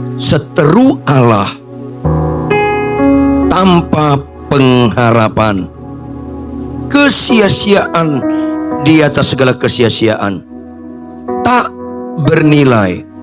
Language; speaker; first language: Indonesian; native; Indonesian